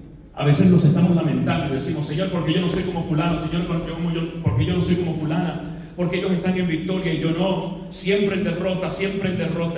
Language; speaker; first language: Spanish; native; Spanish